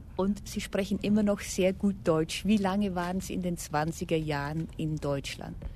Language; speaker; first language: German; native; German